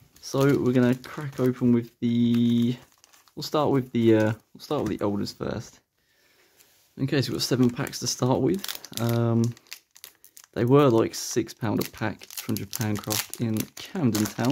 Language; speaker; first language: English; native; English